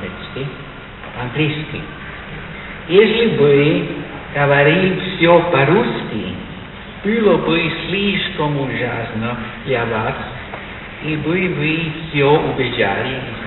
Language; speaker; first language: Russian; non-native, learner; German